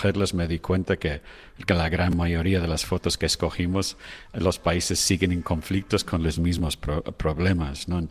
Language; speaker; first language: Spanish; non-native, fluent; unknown